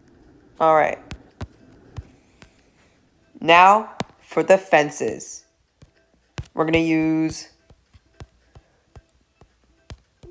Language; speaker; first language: English; native; English